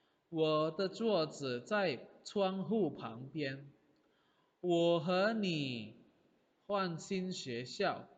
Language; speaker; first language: Chinese; non-native, fluent; Indonesian